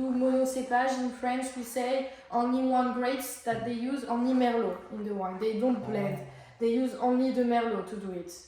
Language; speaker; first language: English; non-native, fluent; French